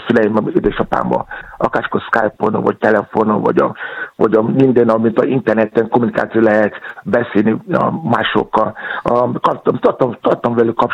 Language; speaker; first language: Hungarian; non-native, learner; Yoruba